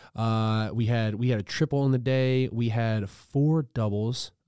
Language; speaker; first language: English; native; English